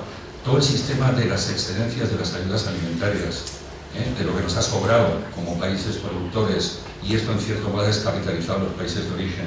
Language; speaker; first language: Spanish; native; Spanish